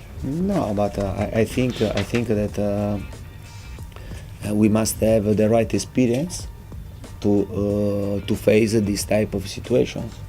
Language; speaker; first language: English; non-native, fluent; Italian